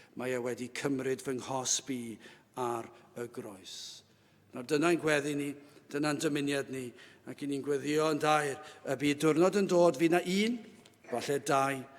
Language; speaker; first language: Welsh; native; Welsh